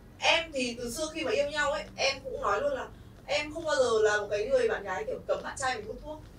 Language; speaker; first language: Vietnamese; native; Vietnamese